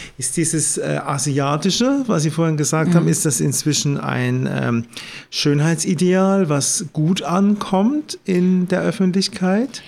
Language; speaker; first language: German; native; German